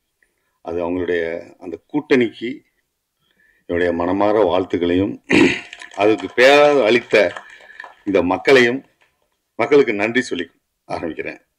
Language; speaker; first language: Tamil; native; Tamil